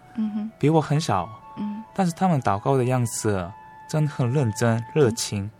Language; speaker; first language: Chinese; non-native, learner; Korean